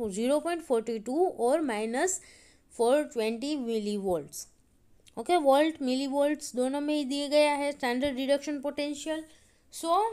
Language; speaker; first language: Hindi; non-native, local second language; Gujarati